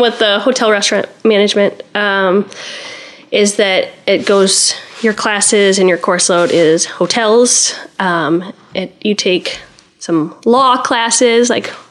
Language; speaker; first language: English; native; English